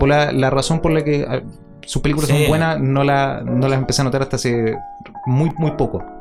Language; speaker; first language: Spanish; native; Spanish